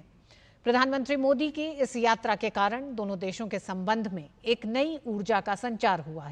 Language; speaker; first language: Hindi; native; Hindi